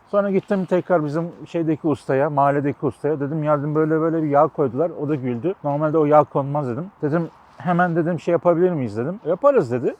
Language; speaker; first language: Turkish; native; Turkish